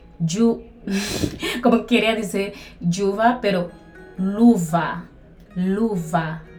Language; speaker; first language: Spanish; non-native, fluent; Portuguese